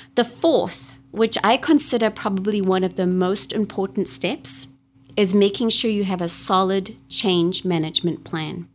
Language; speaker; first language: English; native; English